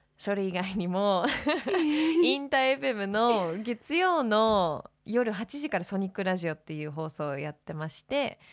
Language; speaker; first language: Japanese; early bilingual, heritage; English